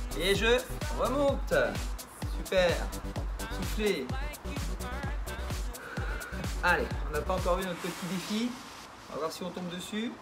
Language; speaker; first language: French; native; French